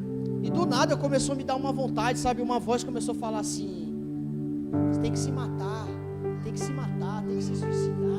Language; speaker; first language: Portuguese; native; Portuguese